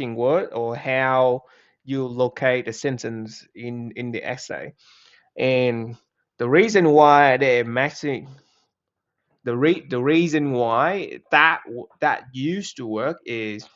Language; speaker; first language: English; non-native, fluent; Vietnamese